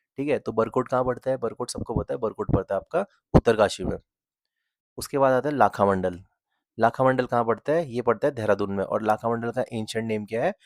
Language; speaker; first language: Hindi; native; Hindi